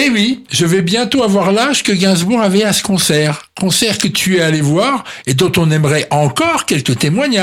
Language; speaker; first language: French; native; French